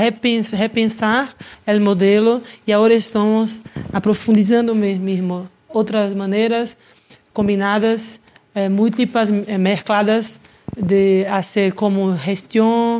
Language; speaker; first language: Spanish; non-native, learner; Portuguese